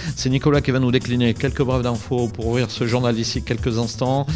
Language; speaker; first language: French; native; French